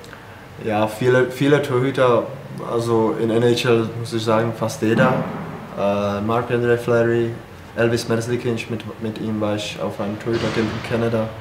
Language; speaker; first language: German; non-native, fluent; Czech